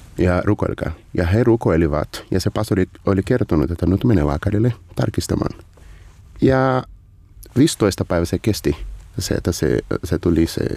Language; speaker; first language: Finnish; non-native, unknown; Portuguese